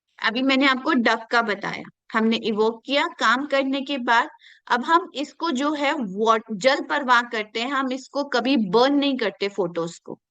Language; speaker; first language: Hindi; native; Hindi